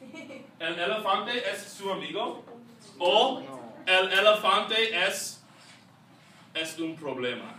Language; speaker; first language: Spanish; non-native, fluent; English